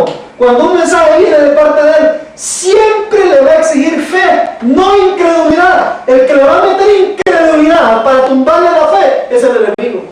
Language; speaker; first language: Spanish; native; Spanish